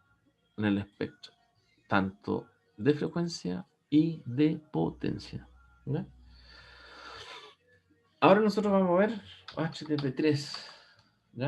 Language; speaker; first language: Spanish; native; Spanish